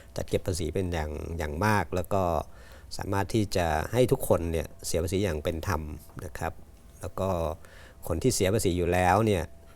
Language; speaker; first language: Thai; native; Thai